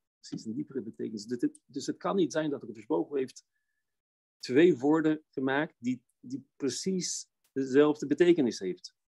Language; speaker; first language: Dutch; non-native, fluent; Hebrew